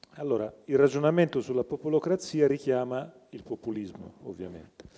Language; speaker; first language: Italian; native; Italian